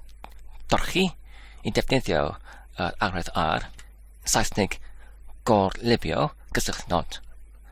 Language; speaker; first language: Welsh; non-native, learner; English